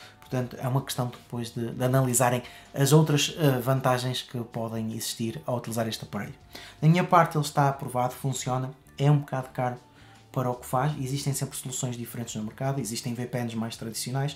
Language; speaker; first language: Portuguese; native; Portuguese